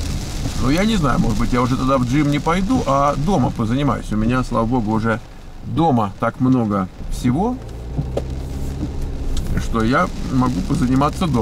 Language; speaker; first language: Russian; native; Russian